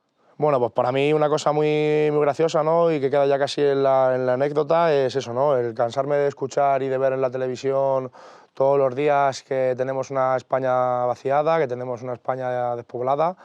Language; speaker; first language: Spanish; native; Spanish